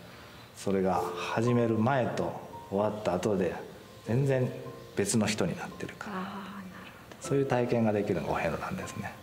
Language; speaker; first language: Japanese; native; Japanese